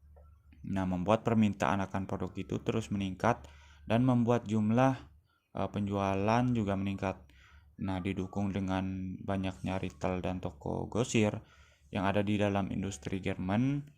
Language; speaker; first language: Indonesian; native; Indonesian